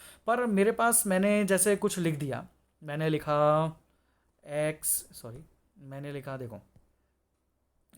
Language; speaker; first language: Hindi; native; Hindi